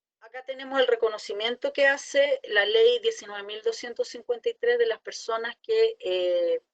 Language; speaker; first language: Spanish; native; Spanish